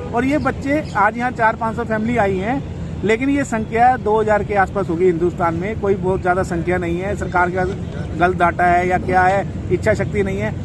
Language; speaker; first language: Hindi; native; Hindi